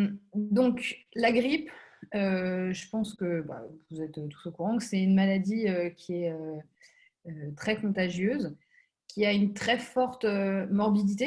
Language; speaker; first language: French; native; French